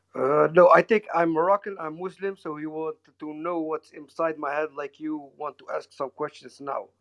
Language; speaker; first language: English; non-native, learner; Dutch